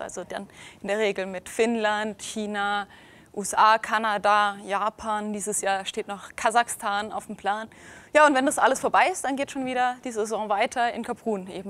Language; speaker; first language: German; native; German